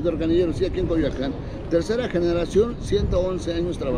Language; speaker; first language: Spanish; native; Spanish